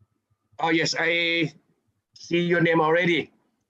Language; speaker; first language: English; non-native, fluent; Thai